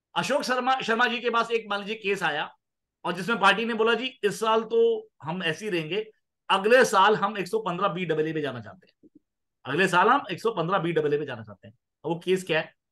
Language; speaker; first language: Hindi; non-native, local second language; Punjabi